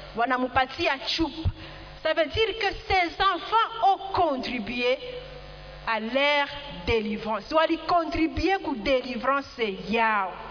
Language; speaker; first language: French; non-native, local second language; Swahili